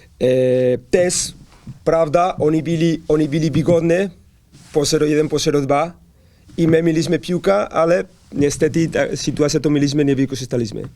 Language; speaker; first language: Polish; non-native, learner; Spanish